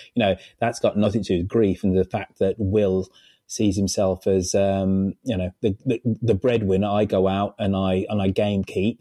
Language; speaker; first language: English; native; English